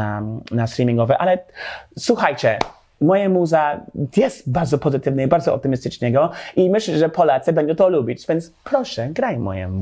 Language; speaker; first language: Polish; non-native, learner; English